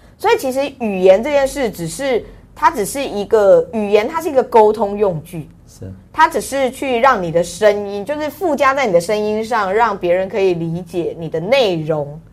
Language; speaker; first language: Chinese; non-native, local second language; Hakka Chinese